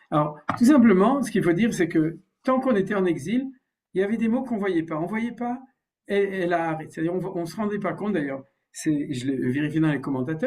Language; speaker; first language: French; native; French